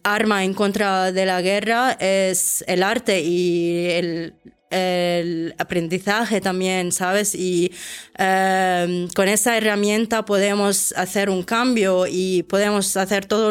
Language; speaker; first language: Spanish; non-native, fluent; Arabic